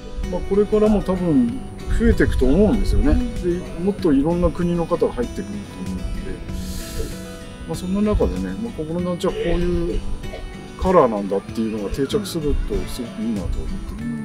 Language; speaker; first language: Japanese; native; Japanese